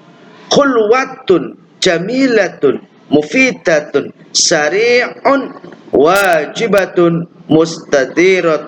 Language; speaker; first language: Arabic; non-native, fluent; Indonesian